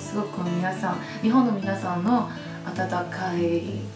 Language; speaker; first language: Japanese; non-native, fluent; Chinese